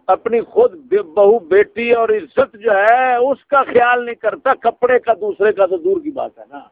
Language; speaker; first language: Urdu; non-native, local second language; Punjabi